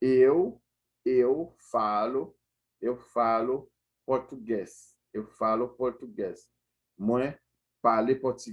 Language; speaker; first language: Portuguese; non-native, fluent; Haitian Creole